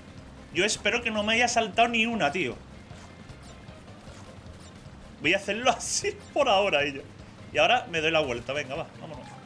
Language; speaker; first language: Spanish; native; Spanish